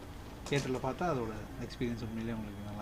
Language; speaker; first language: Tamil; native; Tamil